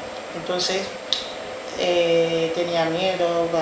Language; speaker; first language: Spanish; non-native, fluent; Wolof